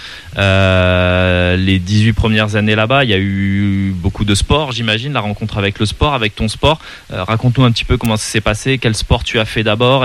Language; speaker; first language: French; native; French